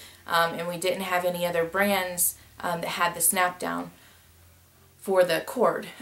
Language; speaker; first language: English; native; English